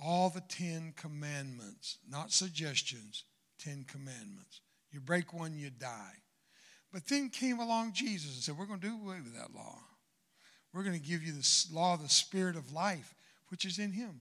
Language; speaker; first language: English; early bilingual, other home language; Spanish